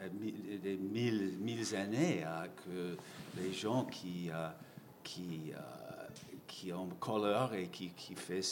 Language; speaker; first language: French; non-native, fluent; English